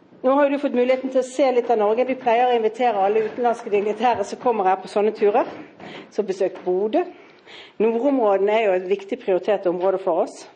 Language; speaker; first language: Norwegian; native; Norwegian